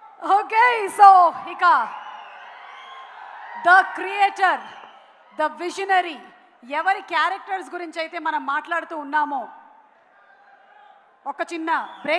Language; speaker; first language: Telugu; native; Telugu